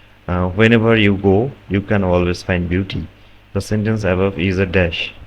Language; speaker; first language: English; non-native, local second language; Bangla